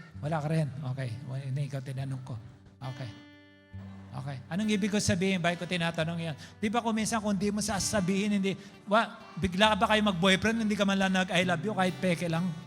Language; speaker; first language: Filipino; non-native, local second language; Pampanga